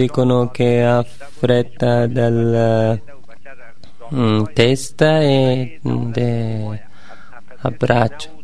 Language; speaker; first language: Italian; non-native, learner; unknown